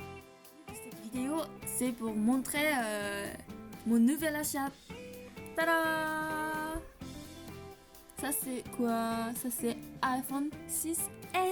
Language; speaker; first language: French; non-native, learner; Japanese